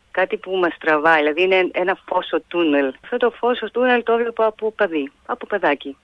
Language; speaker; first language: Greek; native; Greek